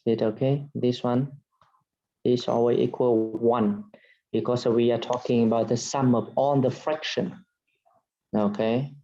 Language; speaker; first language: English; non-native, fluent; Vietnamese